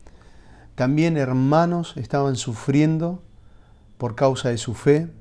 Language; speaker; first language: Spanish; native; Spanish